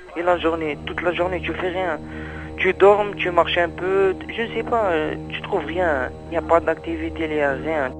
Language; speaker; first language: French; non-native, learner; Arabic